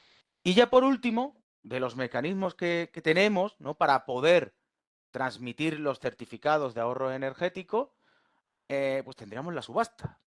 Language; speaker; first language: Spanish; native; Spanish